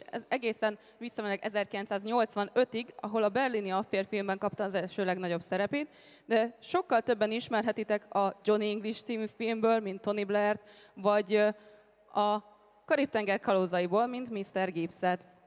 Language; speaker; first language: Hungarian; native; Hungarian